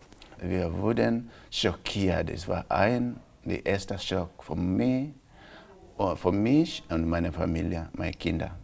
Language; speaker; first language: German; non-native, local second language; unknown